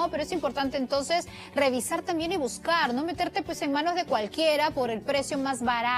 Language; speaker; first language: Spanish; native; Spanish